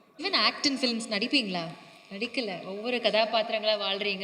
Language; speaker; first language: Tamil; native; Tamil